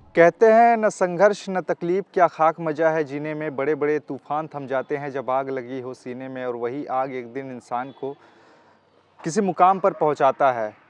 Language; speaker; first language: Hindi; native; Hindi